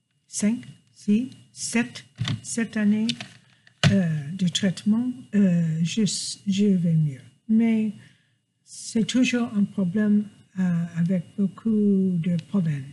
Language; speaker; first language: French; non-native, fluent; English